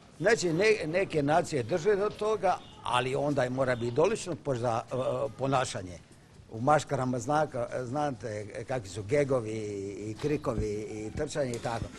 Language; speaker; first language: Croatian; native; Croatian